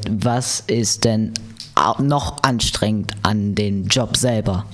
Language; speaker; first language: German; native; German